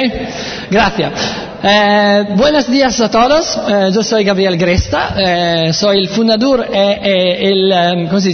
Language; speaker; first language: Spanish; non-native, learner; Italian